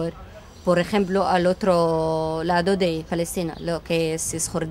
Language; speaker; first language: Spanish; non-native, fluent; Arabic